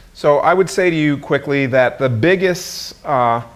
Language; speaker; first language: English; native; English